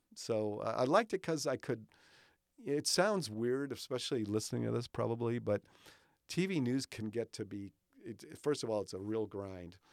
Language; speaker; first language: English; native; English